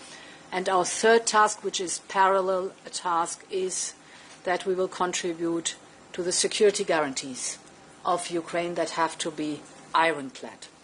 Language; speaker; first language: English; non-native, fluent; German